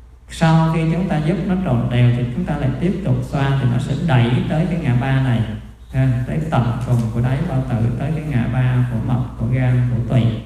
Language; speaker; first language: Vietnamese; native; Vietnamese